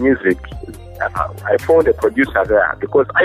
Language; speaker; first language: English; non-native, local second language; Ganda